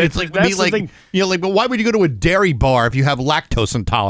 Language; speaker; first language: English; native; English